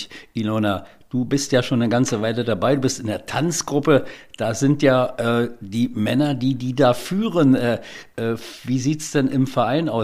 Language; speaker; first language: German; native; German